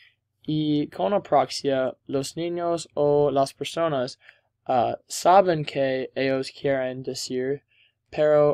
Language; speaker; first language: Spanish; non-native, learner; English